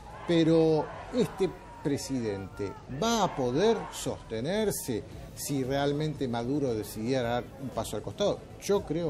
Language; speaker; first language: Spanish; native; Spanish